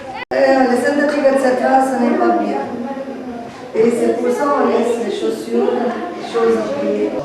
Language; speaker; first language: French; non-native, fluent; Hindi